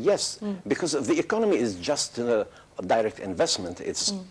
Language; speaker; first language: English; non-native, fluent; Arabic